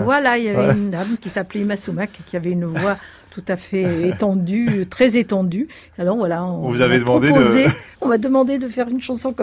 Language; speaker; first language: French; native; French